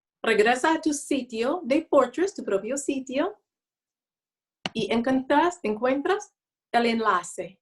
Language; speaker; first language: Spanish; non-native, learner; English